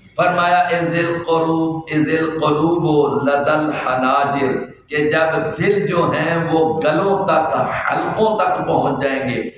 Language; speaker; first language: Urdu; non-native, local second language; Punjabi